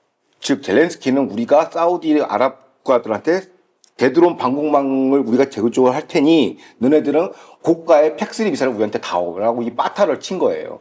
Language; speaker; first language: Korean; native; Korean